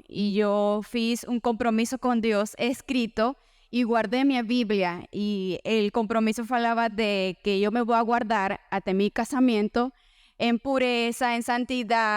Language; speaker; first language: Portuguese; non-native, learner; Spanish